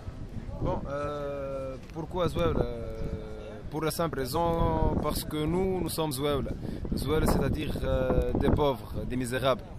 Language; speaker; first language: French; non-native, local second language; Arabic